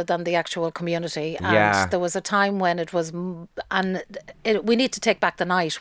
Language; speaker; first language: English; native; English